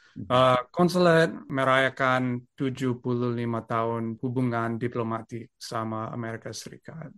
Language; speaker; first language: Indonesian; non-native, learner; English